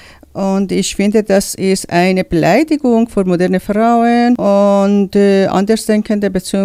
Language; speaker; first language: German; non-native, learner; Persian